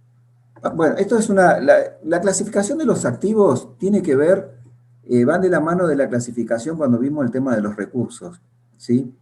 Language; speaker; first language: Spanish; native; Spanish